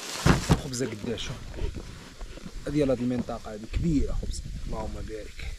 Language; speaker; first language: Arabic; native; Arabic